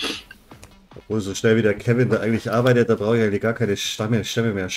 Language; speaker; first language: German; native; German